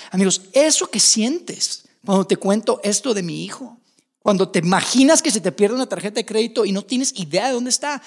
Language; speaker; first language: Spanish; native; Spanish